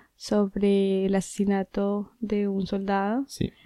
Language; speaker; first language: Spanish; native; Spanish